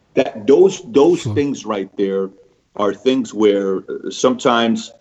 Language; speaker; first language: English; early bilingual, other home language; Persian